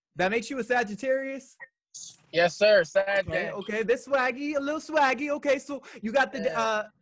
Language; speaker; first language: English; native; English